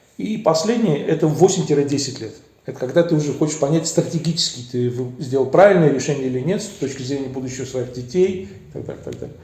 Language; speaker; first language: Russian; early bilingual, other home language; Armenian